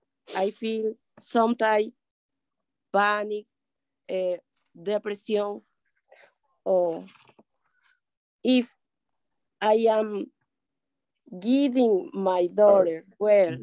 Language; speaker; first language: English; non-native, learner; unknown